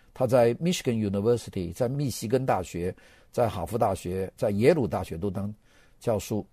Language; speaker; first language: Chinese; native; Chinese